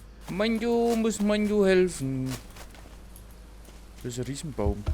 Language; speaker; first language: German; native; German